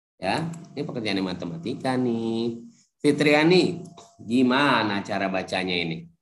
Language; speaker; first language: Indonesian; native; Indonesian